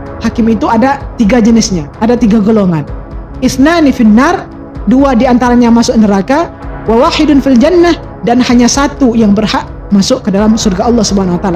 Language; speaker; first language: Indonesian; native; Indonesian